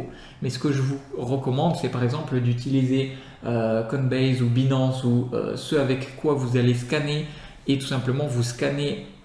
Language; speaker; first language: French; native; French